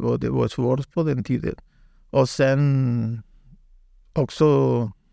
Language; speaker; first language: Swedish; non-native, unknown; Spanish